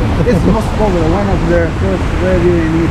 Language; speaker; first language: English; non-native, learner; Italian